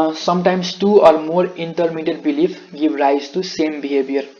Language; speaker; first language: English; non-native, local second language; Nepali